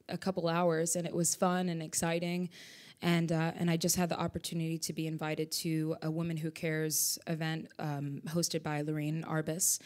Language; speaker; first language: English; native; English